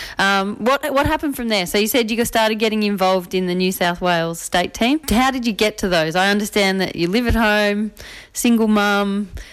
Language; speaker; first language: English; native; English